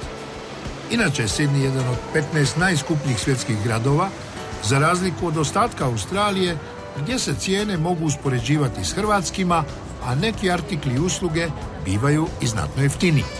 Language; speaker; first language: Croatian; native; Croatian